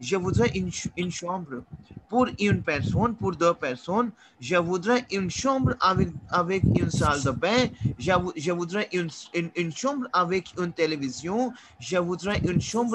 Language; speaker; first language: French; non-native, learner; Hindi